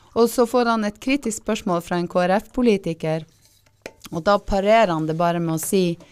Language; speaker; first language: Norwegian; native; Norwegian